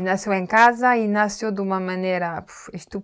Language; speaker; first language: Spanish; non-native, learner; French